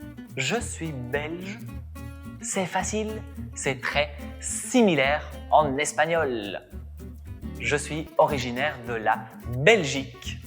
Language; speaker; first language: French; non-native, fluent; Spanish